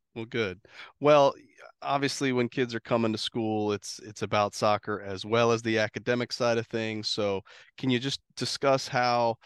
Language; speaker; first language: English; native; English